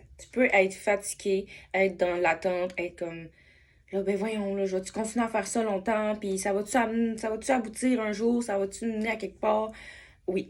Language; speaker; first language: French; native; French